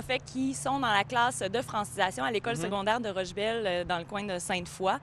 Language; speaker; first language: French; native; French